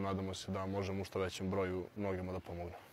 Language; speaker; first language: Serbian; native; Serbian